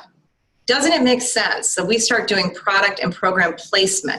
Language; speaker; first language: English; native; English